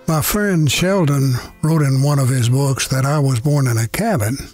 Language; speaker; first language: English; native; English